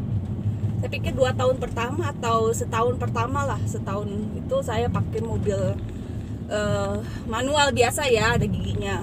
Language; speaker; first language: Indonesian; native; Indonesian